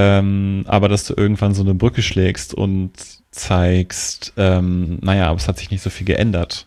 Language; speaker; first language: German; native; German